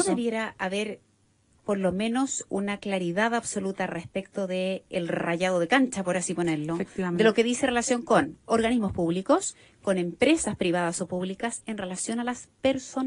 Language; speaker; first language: Spanish; native; Spanish